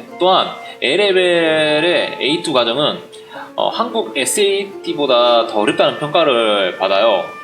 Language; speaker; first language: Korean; native; Korean